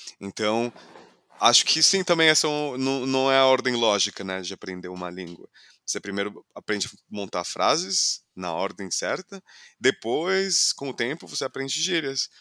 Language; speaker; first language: Portuguese; non-native, fluent; English